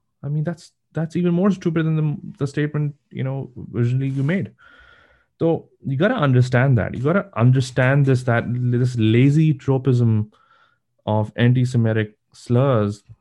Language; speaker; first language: English; non-native, local second language; Urdu